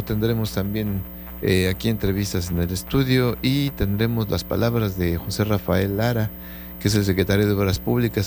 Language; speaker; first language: Spanish; native; Spanish